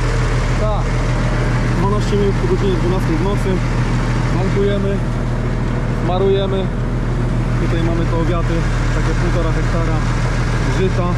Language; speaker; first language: Polish; native; Polish